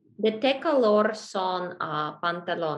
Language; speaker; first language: Spanish; non-native, learner; Russian